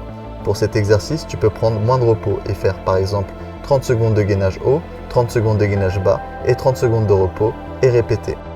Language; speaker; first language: French; native; French